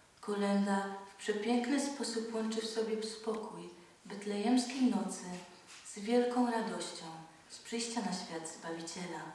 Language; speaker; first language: Polish; native; Polish